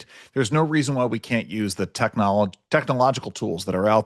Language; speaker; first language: English; native; English